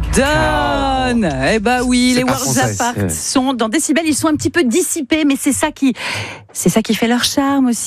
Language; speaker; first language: French; native; French